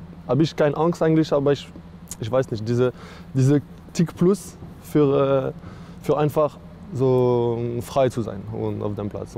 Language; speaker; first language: German; non-native, learner; French